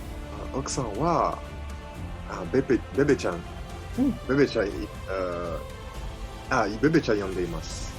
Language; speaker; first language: Japanese; non-native, learner; French